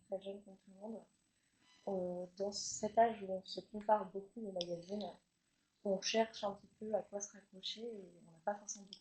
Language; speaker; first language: French; native; French